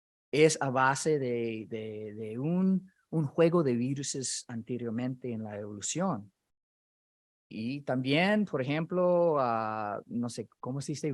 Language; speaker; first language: Spanish; non-native, fluent; English